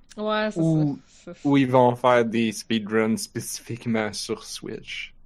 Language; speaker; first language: French; native; French